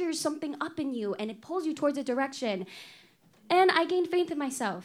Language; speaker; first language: English; non-native, fluent; Spanish